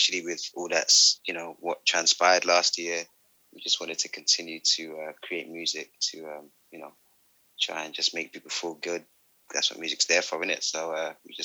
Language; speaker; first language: English; native; English